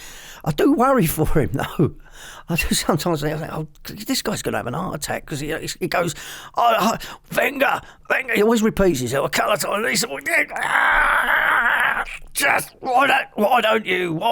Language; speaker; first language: English; native; English